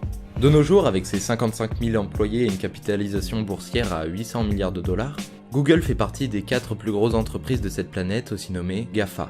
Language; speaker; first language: French; native; French